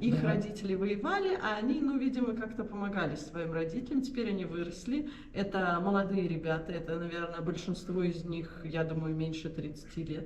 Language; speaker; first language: Russian; native; Russian